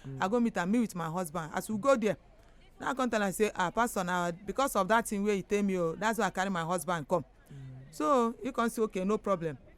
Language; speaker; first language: Nigerian Pidgin; non-native, local second language; Igbo